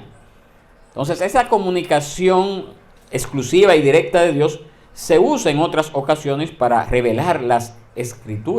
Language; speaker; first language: Spanish; native; Spanish